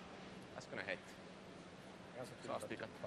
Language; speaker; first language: Finnish; native; Finnish